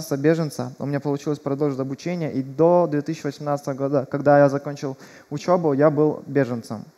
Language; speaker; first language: Russian; early bilingual, other home language; Persian